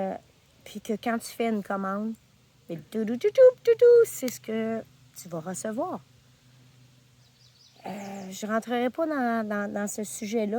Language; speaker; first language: French; native; French